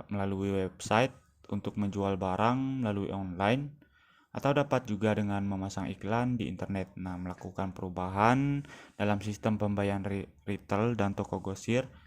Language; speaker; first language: Indonesian; native; Indonesian